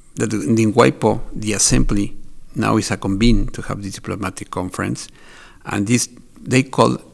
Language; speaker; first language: English; non-native, fluent; Spanish